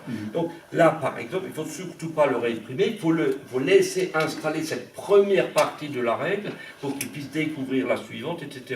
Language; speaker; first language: French; non-native, local second language; Swiss German